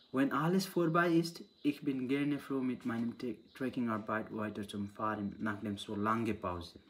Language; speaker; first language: German; non-native, learner; Nepali